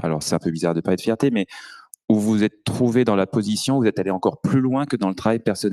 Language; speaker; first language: French; native; French